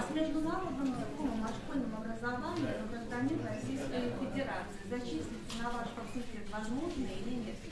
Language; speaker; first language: Russian; native; Russian